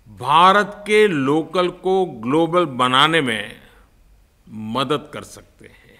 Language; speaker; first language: Hindi; non-native, local second language; Gujarati